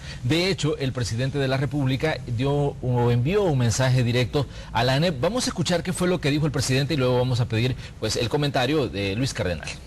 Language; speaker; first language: Spanish; native; Spanish